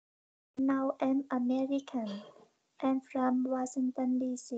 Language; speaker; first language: English; non-native, learner; Vietnamese